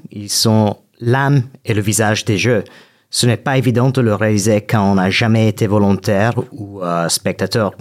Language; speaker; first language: French; non-native, fluent; English